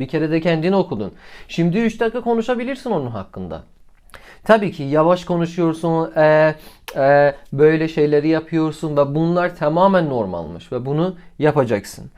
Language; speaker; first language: Turkish; non-native, fluent; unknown